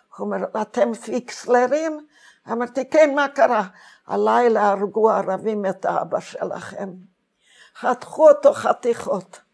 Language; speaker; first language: Hebrew; non-native, fluent; Hungarian